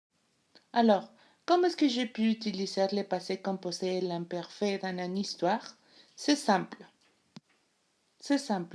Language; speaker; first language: French; non-native, learner; Spanish